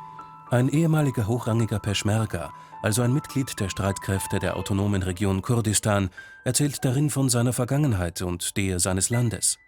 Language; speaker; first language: German; native; German